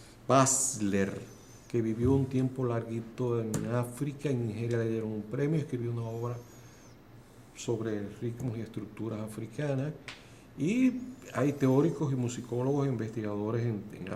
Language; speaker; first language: Spanish; native; Spanish